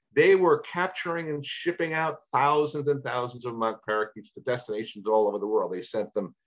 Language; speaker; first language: English; native; English